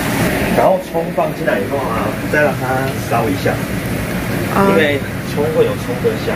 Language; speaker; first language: Chinese; native; Chinese